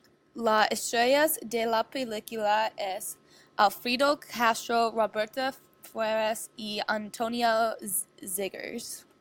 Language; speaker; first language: Spanish; non-native, learner; English